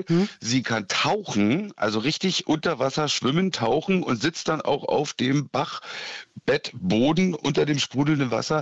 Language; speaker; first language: German; native; German